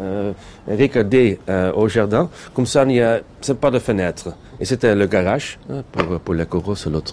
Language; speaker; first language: French; non-native, fluent; Dutch